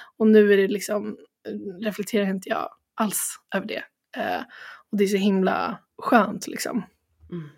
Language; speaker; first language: Swedish; native; Swedish